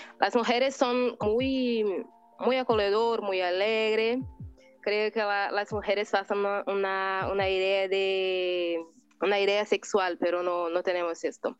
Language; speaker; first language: Spanish; non-native, learner; Portuguese